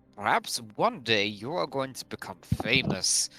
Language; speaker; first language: English; non-native, fluent; Latvian